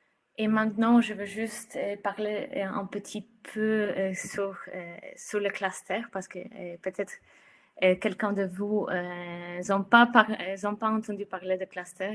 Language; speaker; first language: French; non-native, fluent; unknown